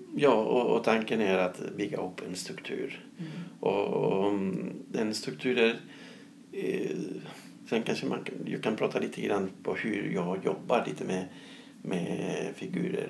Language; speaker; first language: Swedish; non-native, fluent; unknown